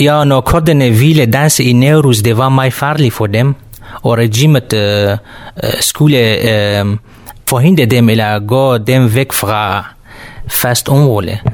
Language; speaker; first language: Danish; non-native, learner; Kurdish